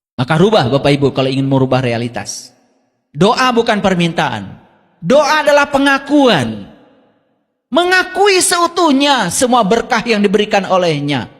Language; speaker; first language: Indonesian; non-native, local second language; Sundanese